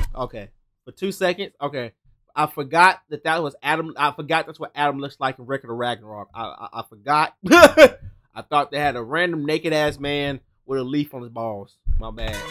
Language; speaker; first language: English; native; English